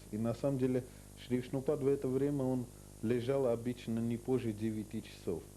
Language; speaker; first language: Russian; non-native, local second language; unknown